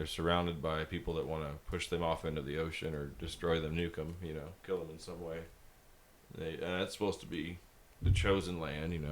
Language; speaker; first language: English; native; English